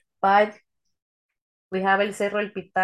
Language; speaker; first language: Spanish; early bilingual, heritage; Spanish